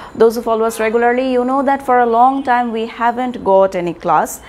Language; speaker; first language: English; non-native, local second language; Bangla